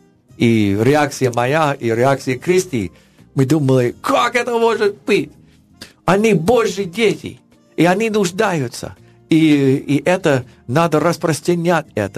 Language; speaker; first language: Russian; non-native, learner; English